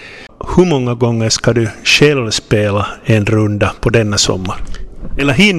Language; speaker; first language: Swedish; non-native, local second language; Finnish